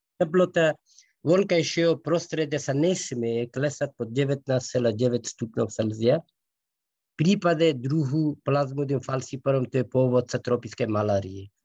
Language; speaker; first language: Slovak; non-native, fluent; Persian